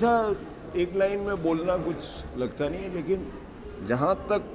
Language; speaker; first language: Hindi; native; Hindi